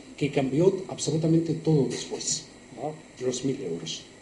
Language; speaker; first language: Spanish; non-native, fluent; Arabic